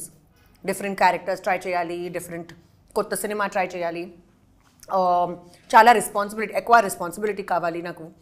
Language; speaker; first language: Telugu; non-native, learner; Hindi